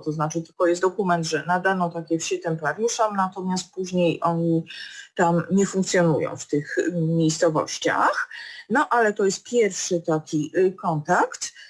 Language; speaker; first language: Polish; native; Polish